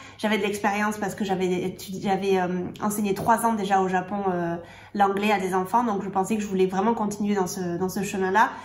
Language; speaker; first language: French; native; French